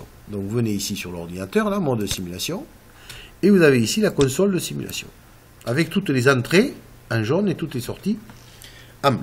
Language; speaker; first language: French; native; French